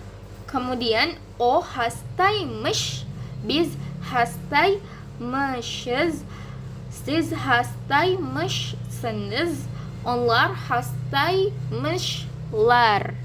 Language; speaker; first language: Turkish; non-native, learner; Indonesian